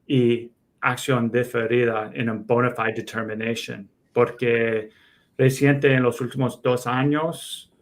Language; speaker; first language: Spanish; non-native, fluent; English